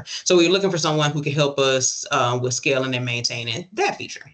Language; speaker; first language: English; native; English